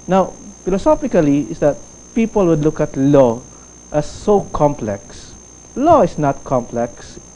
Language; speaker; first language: English; non-native, local second language; Filipino